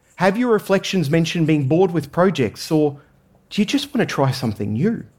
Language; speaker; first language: English; native; English